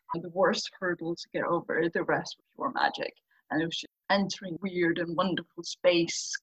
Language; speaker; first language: English; non-native, fluent; Faroese